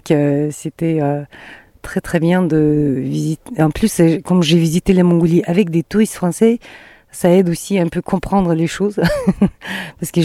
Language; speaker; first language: French; non-native, fluent; Mongolian